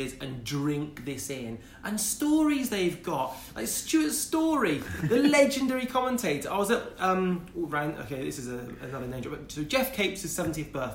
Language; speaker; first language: English; native; English